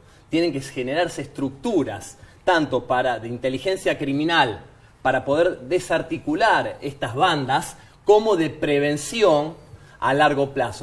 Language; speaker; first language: Spanish; native; Spanish